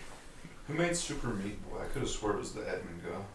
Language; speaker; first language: English; native; English